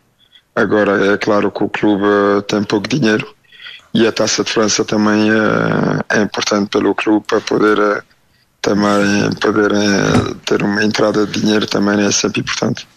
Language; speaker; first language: Portuguese; early bilingual, heritage; French